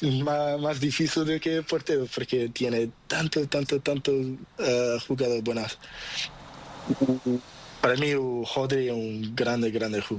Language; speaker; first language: Spanish; non-native, learner; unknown